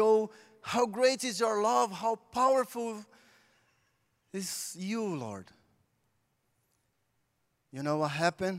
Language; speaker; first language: English; non-native, fluent; Portuguese